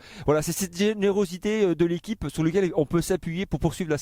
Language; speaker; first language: French; native; French